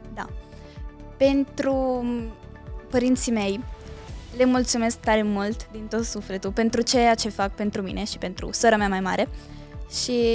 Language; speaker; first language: Romanian; early bilingual, heritage; Romanian